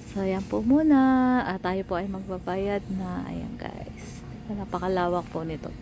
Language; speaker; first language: Filipino; native; Filipino